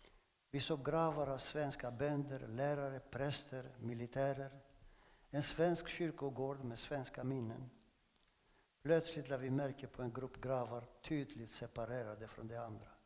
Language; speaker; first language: Swedish; non-native, fluent; Greek